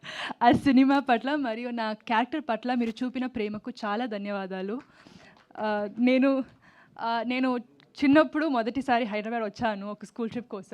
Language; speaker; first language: Telugu; non-native, learner; Tamil